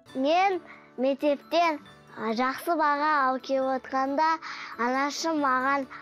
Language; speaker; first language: Kazakh; non-native, local second language; Russian